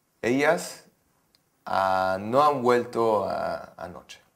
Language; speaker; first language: Spanish; non-native, learner; Portuguese